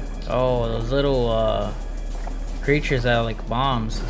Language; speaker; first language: English; non-native, local second language; Spanish